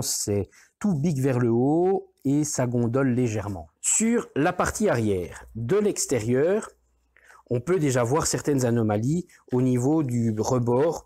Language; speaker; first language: French; native; French